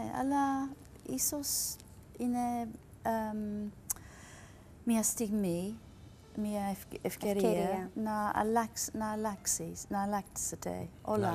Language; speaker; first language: Greek; non-native, learner; English